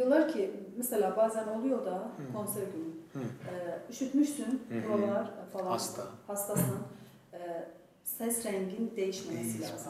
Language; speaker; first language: Turkish; non-native, fluent; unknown